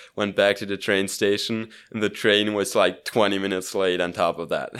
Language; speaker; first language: English; non-native, fluent; Swiss German